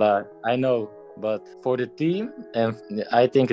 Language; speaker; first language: English; non-native, fluent; Dutch